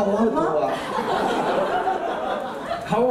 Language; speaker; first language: Chinese; non-native, learner; Japanese